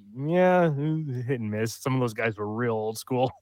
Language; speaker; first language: English; native; English